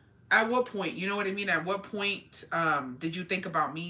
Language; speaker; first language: English; early bilingual, other home language; Spanish